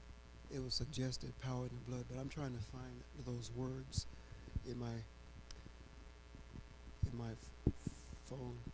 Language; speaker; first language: English; native; English